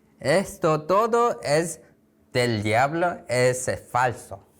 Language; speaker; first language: Spanish; non-native, learner; Korean